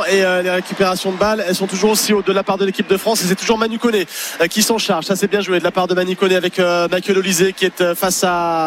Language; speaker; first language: French; native; French